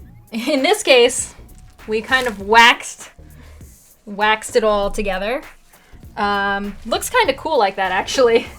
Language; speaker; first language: English; native; English